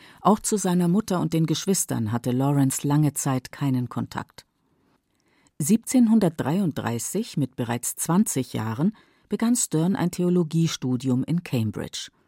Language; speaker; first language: German; native; German